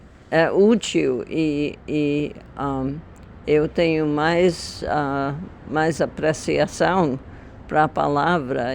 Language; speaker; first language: Portuguese; non-native, fluent; English